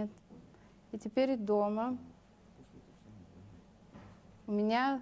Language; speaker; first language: Russian; non-native, local second language; Lithuanian